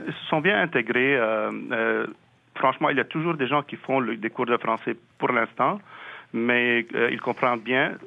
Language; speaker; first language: French; non-native, local second language; Arabic